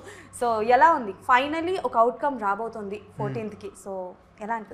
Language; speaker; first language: Telugu; native; Telugu